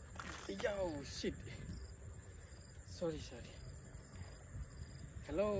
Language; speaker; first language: English; non-native, learner; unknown